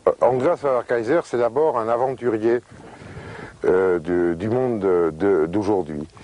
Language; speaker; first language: French; native; French